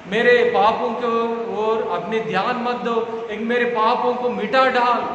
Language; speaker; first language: Hindi; non-native, local second language; Telugu